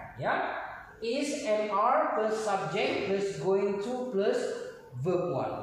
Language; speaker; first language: English; non-native, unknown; Indonesian